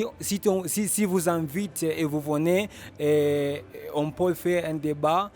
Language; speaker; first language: French; non-native, learner; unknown